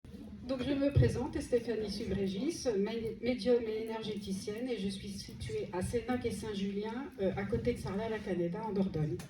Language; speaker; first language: French; native; French